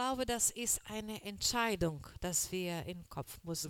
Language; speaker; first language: German; non-native, learner; Portuguese